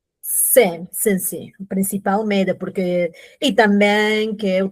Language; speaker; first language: Portuguese; non-native, fluent; Spanish